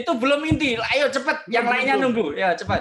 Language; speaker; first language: Indonesian; native; Indonesian